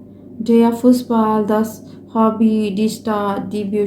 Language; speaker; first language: German; non-native, fluent; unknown